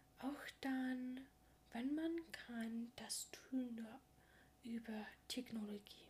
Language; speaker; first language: German; non-native, learner; English